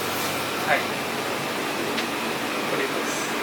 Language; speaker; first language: Japanese; native; Japanese